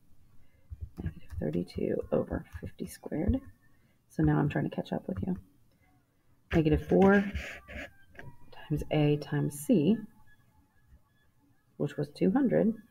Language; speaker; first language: English; native; English